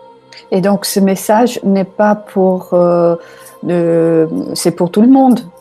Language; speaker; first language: French; non-native, fluent; Italian